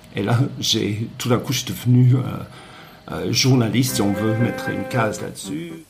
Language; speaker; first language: French; non-native, fluent; English